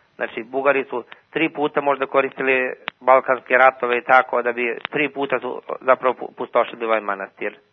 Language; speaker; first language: Serbian; native; Serbian